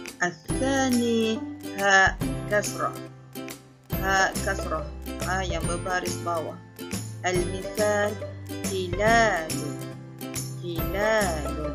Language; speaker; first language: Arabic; non-native, fluent; Malay